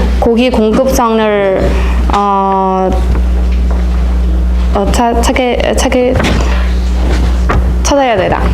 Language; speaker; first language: Korean; non-native, learner; Chinese